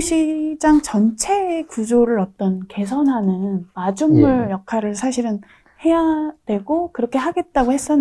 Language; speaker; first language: Korean; native; Korean